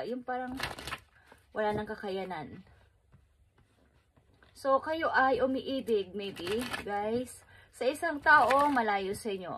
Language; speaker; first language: Filipino; native; Filipino